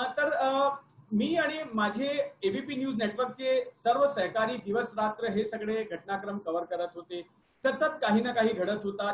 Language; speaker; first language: Marathi; non-native, local second language; Hindi